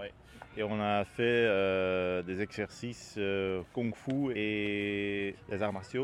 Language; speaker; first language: French; non-native, learner; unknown